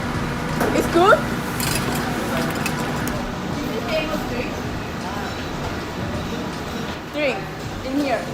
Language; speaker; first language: English; non-native, learner; Japanese